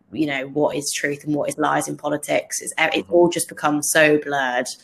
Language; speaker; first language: English; native; English